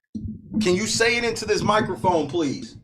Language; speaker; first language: English; native; English